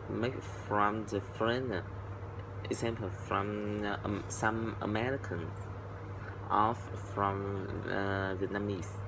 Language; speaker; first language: English; non-native, learner; Vietnamese